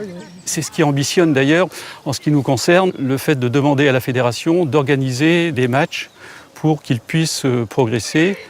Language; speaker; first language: French; native; French